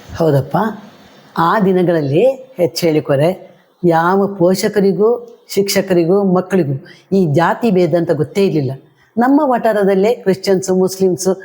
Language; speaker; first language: Kannada; non-native, local second language; Konkani